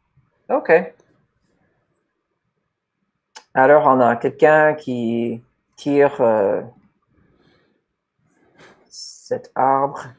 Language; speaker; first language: French; non-native, fluent; English